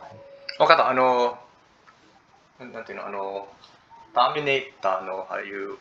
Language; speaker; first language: Japanese; non-native, learner; English